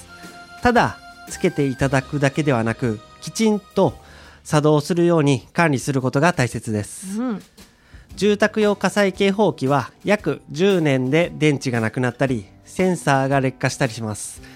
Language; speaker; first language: Japanese; native; Japanese